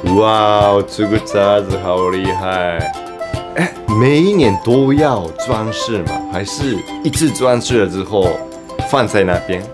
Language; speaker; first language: Chinese; non-native, fluent; Japanese